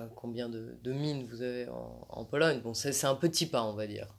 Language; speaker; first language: French; native; French